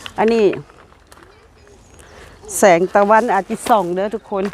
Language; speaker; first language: Thai; non-native, local second language; Lao